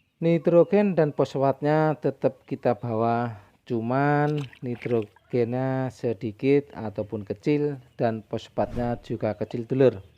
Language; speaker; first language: Indonesian; non-native, local second language; Javanese